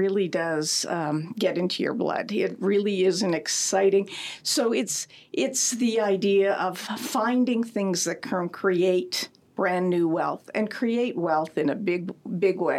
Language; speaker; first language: English; native; English